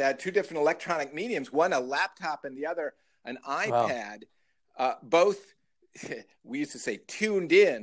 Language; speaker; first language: English; native; English